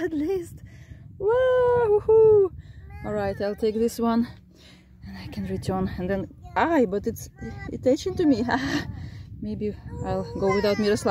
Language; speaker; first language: English; non-native, fluent; Russian